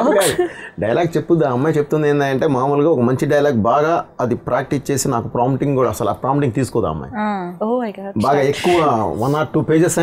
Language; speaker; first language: Telugu; native; Telugu